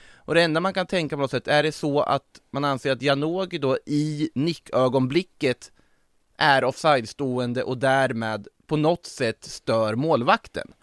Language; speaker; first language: Swedish; native; Swedish